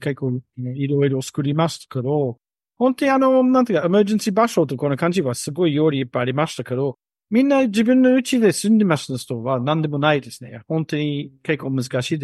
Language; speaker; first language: Japanese; non-native, learner; English